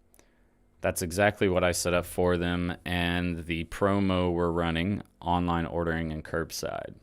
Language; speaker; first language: English; native; English